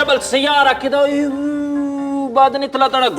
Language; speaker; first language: Arabic; non-native, learner; Punjabi